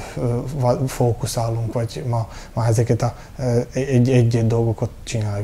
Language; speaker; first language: Hungarian; early bilingual, heritage; Hungarian